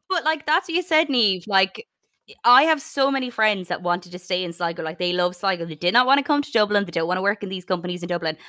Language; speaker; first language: English; native; English